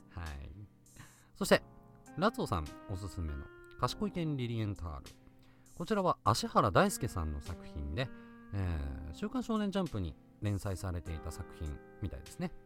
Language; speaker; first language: Japanese; native; Japanese